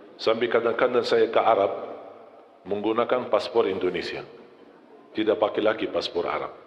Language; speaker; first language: Malay; non-native, fluent; Arabic